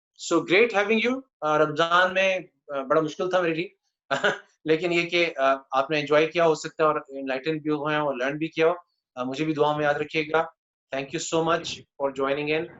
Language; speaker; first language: Urdu; native; Urdu